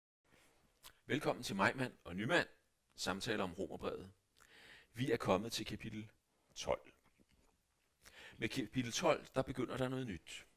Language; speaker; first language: Danish; native; Danish